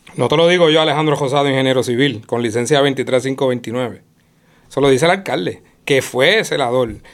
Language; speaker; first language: Spanish; native; Spanish